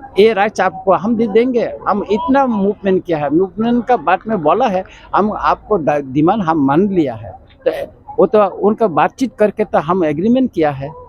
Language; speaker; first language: Hindi; non-native, local second language; Kok Borok